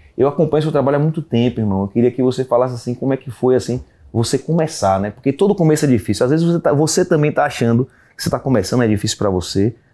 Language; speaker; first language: Portuguese; native; Portuguese